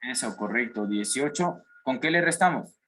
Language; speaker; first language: Spanish; native; Spanish